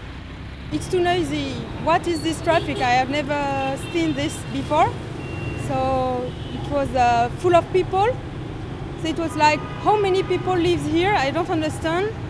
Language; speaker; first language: English; non-native, learner; French